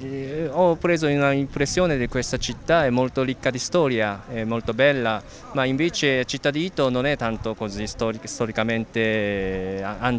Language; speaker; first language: Italian; non-native, fluent; Japanese